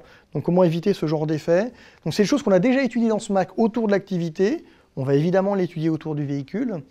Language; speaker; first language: French; native; French